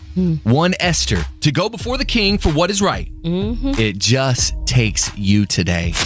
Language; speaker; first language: English; native; English